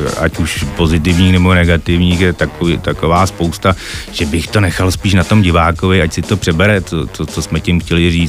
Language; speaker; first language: Czech; native; Czech